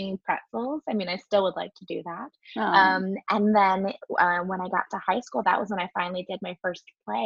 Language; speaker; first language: English; native; English